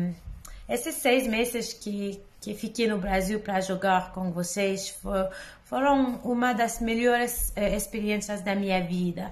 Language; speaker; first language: Portuguese; non-native, learner; English